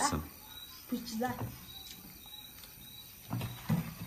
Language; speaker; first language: Chinese; non-native, learner; Nepali